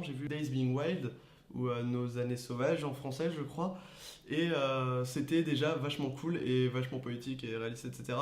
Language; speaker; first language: French; native; French